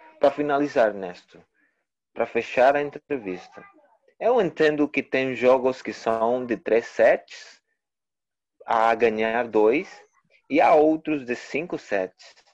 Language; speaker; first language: Portuguese; non-native, learner; Spanish